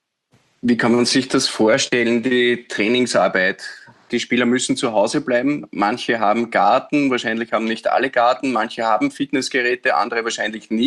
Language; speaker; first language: German; native; German